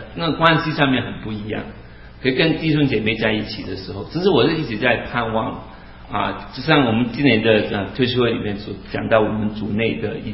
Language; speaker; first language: Chinese; non-native, local second language; Cantonese